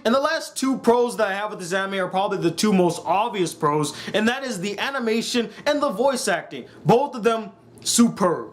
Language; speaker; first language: English; native; English